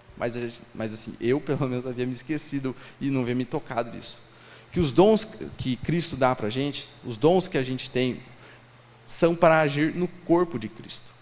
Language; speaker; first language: Portuguese; native; Portuguese